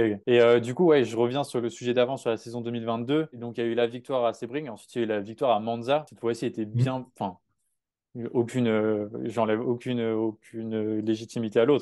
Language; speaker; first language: French; native; French